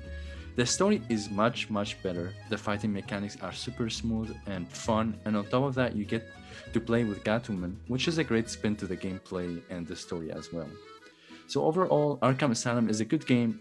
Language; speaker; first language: English; non-native, fluent; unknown